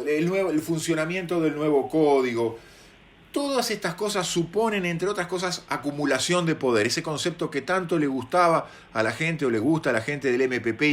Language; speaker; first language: Spanish; native; Spanish